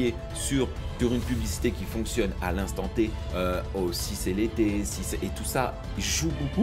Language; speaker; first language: French; native; French